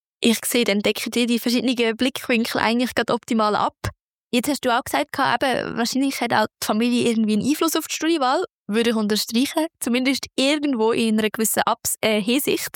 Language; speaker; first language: German; native; German